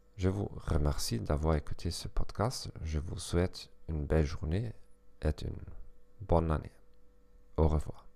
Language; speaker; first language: French; non-native, fluent; German